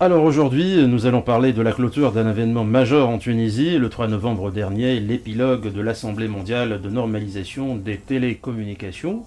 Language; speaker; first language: French; non-native, local second language; Arabic